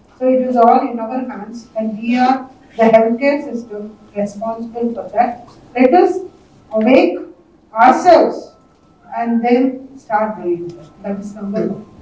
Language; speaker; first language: English; non-native, local second language; Tamil